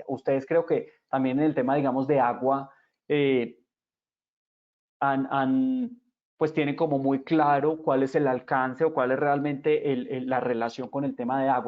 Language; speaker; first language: Spanish; native; Spanish